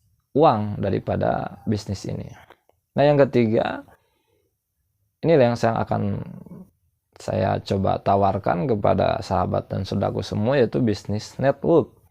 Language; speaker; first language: Indonesian; non-native, local second language; Sundanese